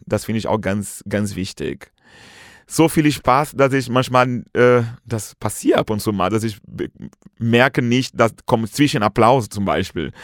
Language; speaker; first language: German; non-native, fluent; Portuguese